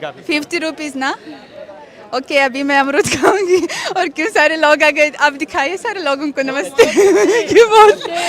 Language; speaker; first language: Hindi; non-native, learner; Russian